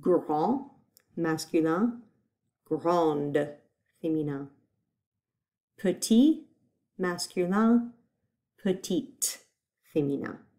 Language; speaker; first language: French; non-native, fluent; English